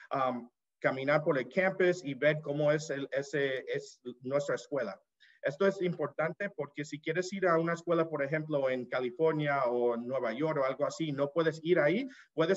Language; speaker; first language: Spanish; early bilingual, heritage; Spanish